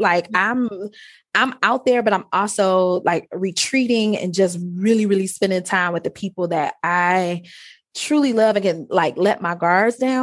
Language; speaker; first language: English; native; English